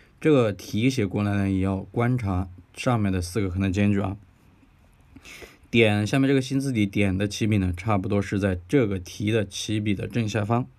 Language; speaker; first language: Chinese; native; Chinese